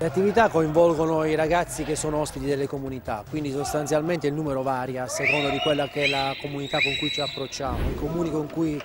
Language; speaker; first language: Italian; native; Italian